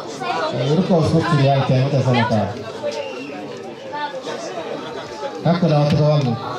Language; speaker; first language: Finnish; non-native, fluent; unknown